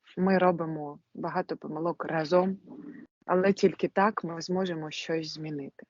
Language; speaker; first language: Ukrainian; non-native, local second language; Russian